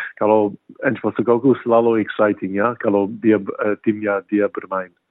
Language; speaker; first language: Indonesian; non-native, fluent; English